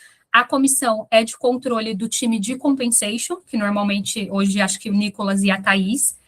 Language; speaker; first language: Portuguese; native; Portuguese